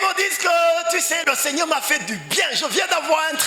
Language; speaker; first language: French; non-native, local second language; Rundi